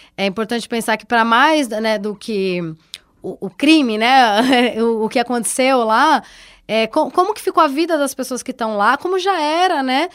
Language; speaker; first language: Portuguese; native; Portuguese